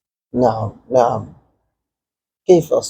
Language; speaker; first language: Arabic; non-native, fluent; Bangla